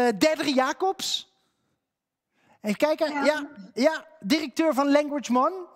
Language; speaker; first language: Dutch; native; Dutch